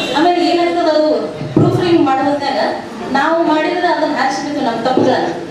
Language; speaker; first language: Kannada; native; Kannada